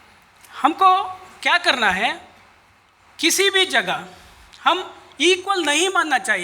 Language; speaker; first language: Hindi; non-native, local second language; Kannada